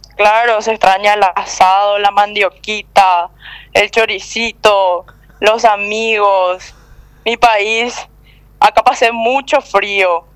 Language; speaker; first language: Spanish; early bilingual, other home language; Korean